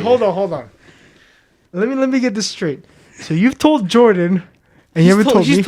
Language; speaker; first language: English; native; English